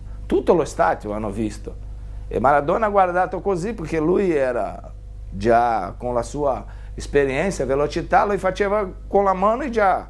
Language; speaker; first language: Italian; non-native, fluent; Portuguese